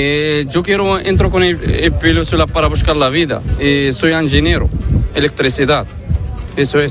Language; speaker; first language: Spanish; non-native, learner; Arabic